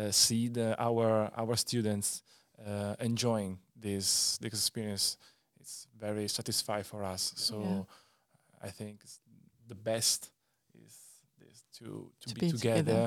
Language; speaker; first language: English; non-native, learner; Italian